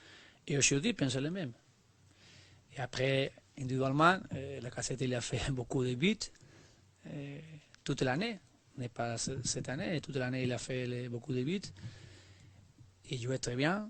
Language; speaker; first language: French; non-native, learner; Spanish